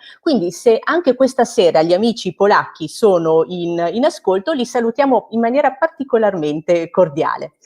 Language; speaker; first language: Italian; native; Italian